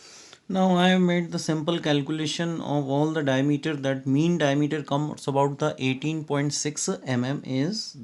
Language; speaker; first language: English; non-native, local second language; Hindi